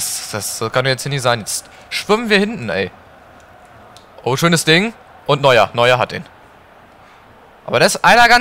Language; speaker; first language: German; native; German